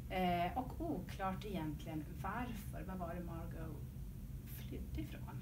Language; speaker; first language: Swedish; native; Swedish